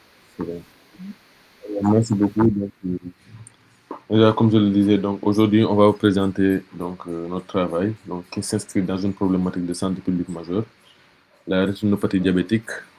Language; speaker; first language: French; non-native, local second language; Wolof